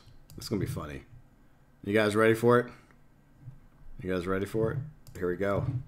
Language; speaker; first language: English; native; English